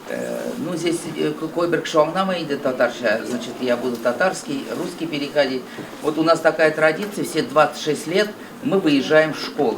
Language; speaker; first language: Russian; native; Russian